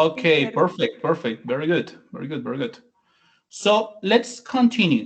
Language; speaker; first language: English; non-native, learner; Spanish